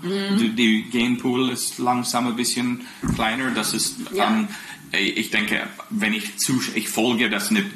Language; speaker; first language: German; non-native, fluent; English